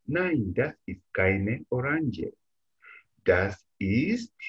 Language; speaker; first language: German; non-native, fluent; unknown